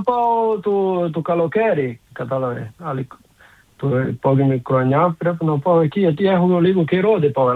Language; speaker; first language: Greek; non-native, learner; Portuguese